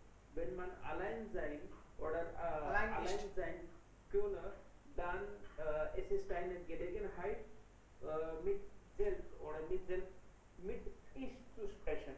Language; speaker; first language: German; non-native, learner; Hindi